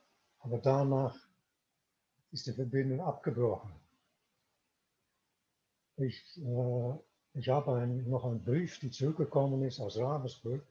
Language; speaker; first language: German; non-native, fluent; Dutch